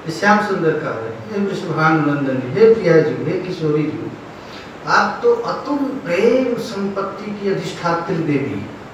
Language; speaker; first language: Hindi; non-native, local second language; Bangla